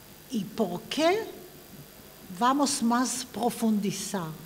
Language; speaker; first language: Spanish; non-native, fluent; Hebrew